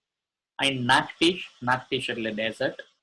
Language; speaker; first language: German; non-native, learner; Gujarati